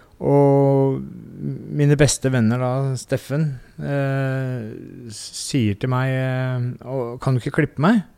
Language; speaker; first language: Norwegian; native; Norwegian